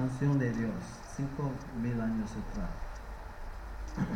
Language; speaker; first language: Portuguese; non-native, learner; English